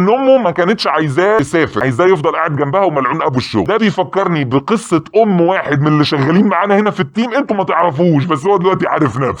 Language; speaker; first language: Arabic; native; Arabic